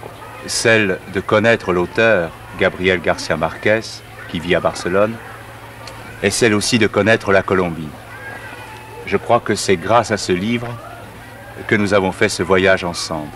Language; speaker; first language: French; native; French